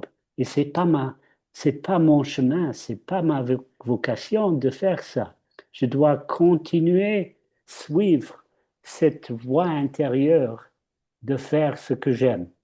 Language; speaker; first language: French; non-native, fluent; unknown